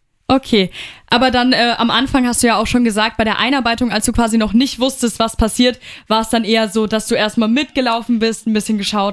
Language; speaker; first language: German; native; German